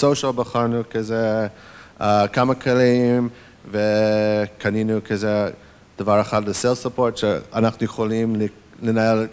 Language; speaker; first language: Hebrew; non-native, fluent; English